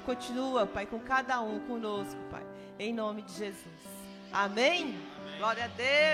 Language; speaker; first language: Portuguese; native; Portuguese